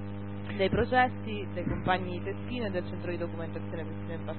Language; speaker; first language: Italian; native; Italian